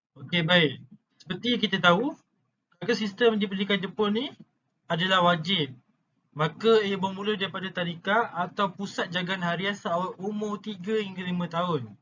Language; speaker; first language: Malay; native; Malay